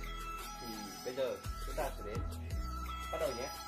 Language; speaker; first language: Vietnamese; native; Vietnamese